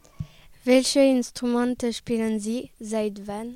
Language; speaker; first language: German; non-native, learner; French